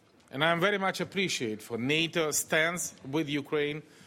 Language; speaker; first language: English; non-native, fluent; Russian